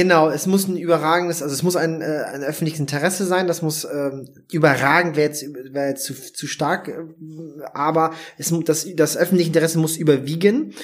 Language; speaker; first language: German; native; German